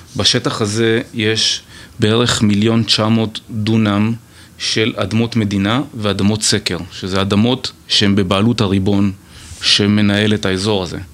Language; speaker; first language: Hebrew; native; Hebrew